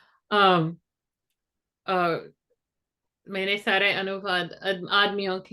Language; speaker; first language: Hindi; non-native, fluent; English